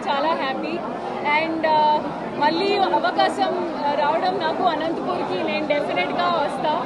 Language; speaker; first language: Telugu; non-native, fluent; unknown